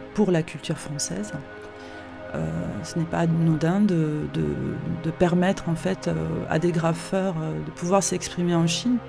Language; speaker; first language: French; native; French